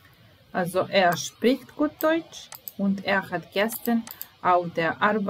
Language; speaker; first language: German; non-native, fluent; Serbian